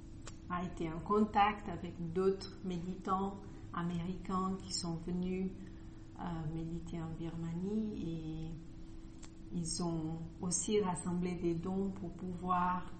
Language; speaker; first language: French; non-native, fluent; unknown